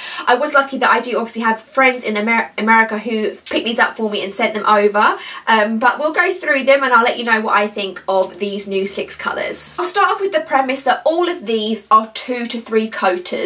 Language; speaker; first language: English; native; English